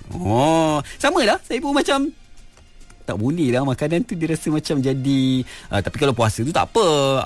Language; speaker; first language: Malay; native; Malay